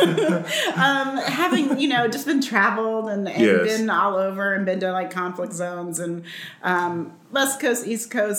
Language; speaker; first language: English; native; English